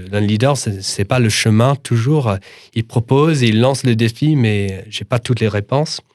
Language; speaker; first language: French; non-native, fluent; English